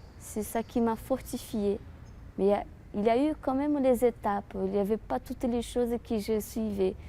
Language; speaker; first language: French; non-native, fluent; Portuguese